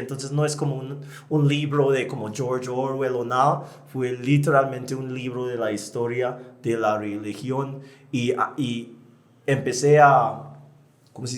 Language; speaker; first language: Spanish; non-native, fluent; English